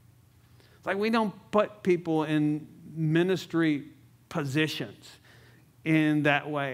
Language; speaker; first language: English; native; English